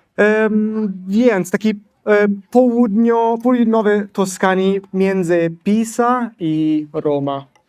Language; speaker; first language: Polish; non-native, learner; Italian